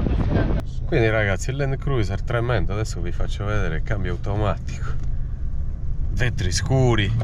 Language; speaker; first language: Italian; native; Italian